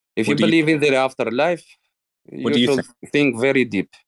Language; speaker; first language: English; non-native, fluent; Arabic